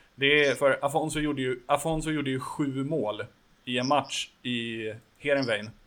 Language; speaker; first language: Swedish; native; Swedish